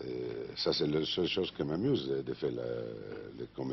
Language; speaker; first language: French; non-native, learner; Spanish